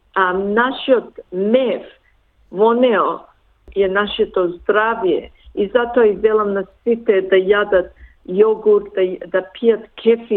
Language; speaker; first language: Macedonian; early bilingual, heritage; Macedonian